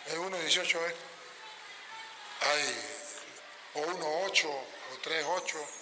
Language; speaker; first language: Spanish; native; Spanish